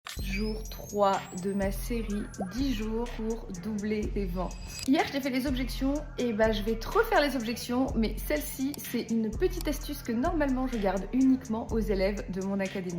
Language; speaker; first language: French; native; French